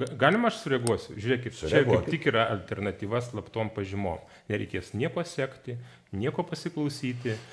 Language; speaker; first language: Lithuanian; non-native, fluent; Georgian